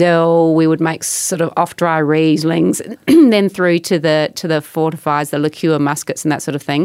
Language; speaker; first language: English; native; English